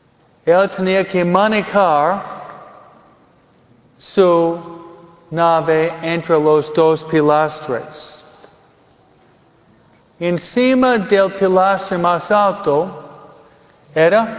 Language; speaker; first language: Spanish; non-native, fluent; French